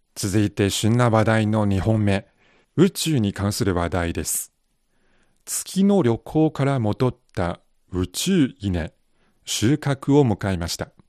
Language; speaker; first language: Japanese; non-native, fluent; Chinese